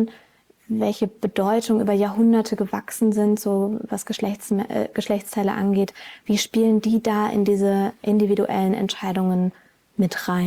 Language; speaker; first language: German; native; German